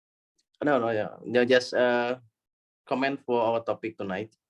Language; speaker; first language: English; non-native, learner; Indonesian